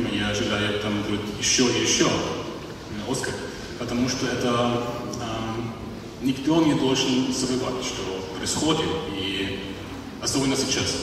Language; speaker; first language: Russian; non-native, learner; German